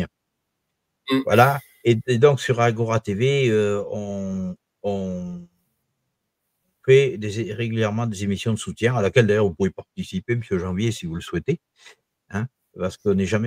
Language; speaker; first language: French; native; French